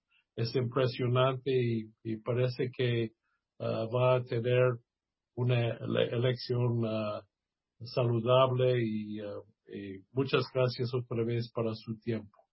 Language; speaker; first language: Spanish; non-native, fluent; English